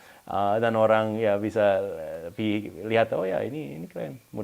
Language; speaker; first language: Indonesian; non-native, fluent; English